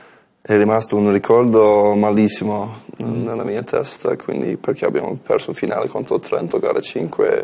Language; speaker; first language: Italian; non-native, learner; English